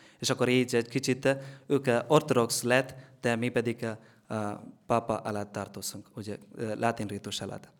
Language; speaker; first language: Hungarian; non-native, learner; Malayalam